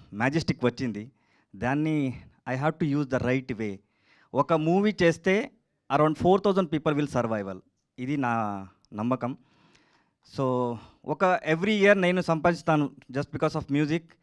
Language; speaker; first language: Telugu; non-native, learner; Kannada